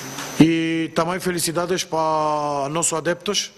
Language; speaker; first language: Portuguese; non-native, learner; Spanish